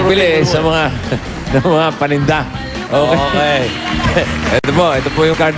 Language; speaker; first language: Filipino; native; Filipino